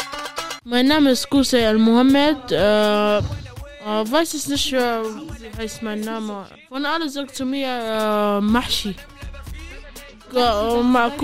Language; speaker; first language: German; non-native, learner; Arabic